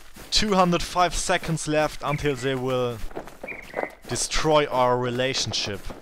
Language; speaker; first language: English; non-native, learner; German